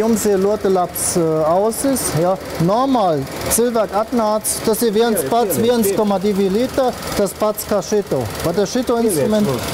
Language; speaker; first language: Latvian; non-native, learner; German